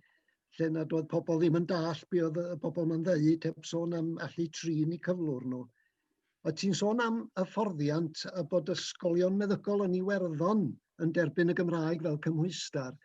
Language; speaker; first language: Welsh; native; Welsh